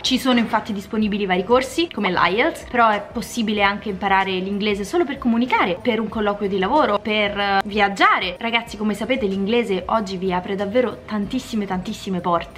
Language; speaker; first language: Italian; native; Italian